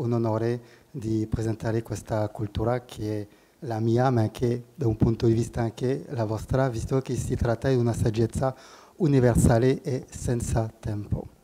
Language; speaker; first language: Italian; non-native, fluent; French